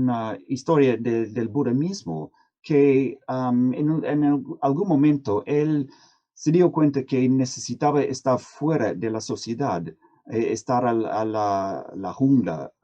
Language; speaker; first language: Spanish; non-native, fluent; English